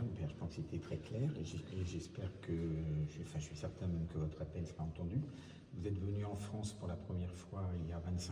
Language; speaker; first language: French; native; French